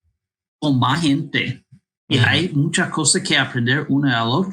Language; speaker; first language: Spanish; non-native, fluent; English